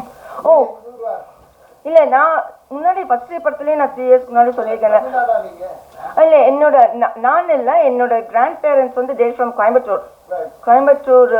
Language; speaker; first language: Tamil; non-native, learner; English